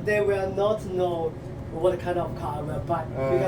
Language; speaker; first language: English; non-native, learner; Chinese